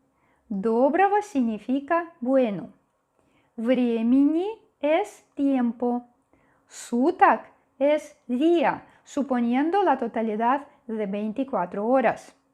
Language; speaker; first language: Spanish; non-native, fluent; Russian